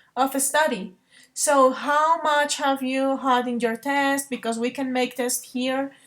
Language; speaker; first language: English; non-native, fluent; Spanish